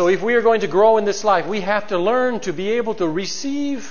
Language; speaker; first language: English; native; English